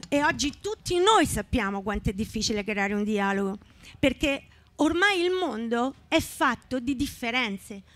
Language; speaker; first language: Italian; native; Italian